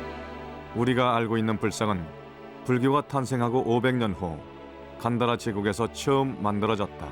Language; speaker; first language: Korean; native; Korean